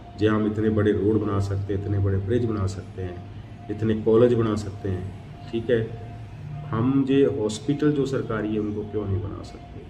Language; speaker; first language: Hindi; non-native, local second language; Punjabi